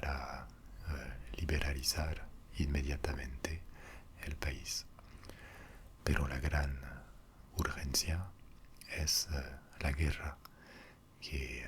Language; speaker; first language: Spanish; non-native, fluent; French